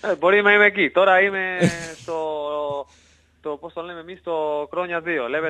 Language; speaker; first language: Greek; non-native, learner; Spanish